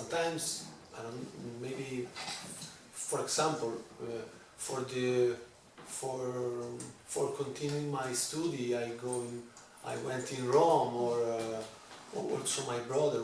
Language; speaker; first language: English; non-native, learner; Italian